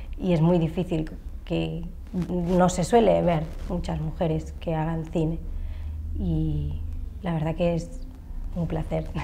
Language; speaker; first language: Spanish; native; Spanish